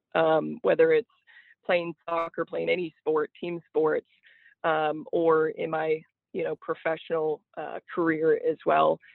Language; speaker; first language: English; native; English